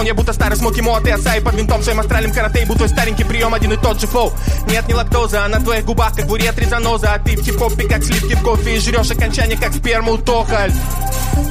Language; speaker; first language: Russian; native; Russian